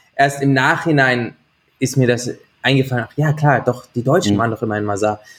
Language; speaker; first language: German; native; German